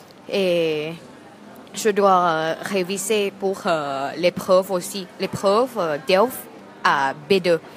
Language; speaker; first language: French; non-native, learner; Thai